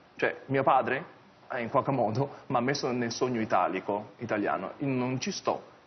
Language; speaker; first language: Italian; early bilingual, other home language; Chinese